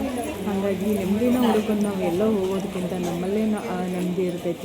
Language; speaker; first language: Kannada; native; Kannada